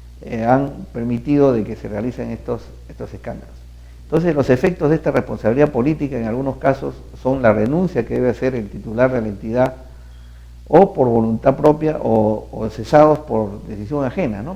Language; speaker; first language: Spanish; native; Spanish